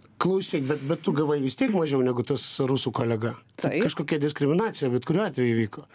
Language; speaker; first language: Lithuanian; native; Lithuanian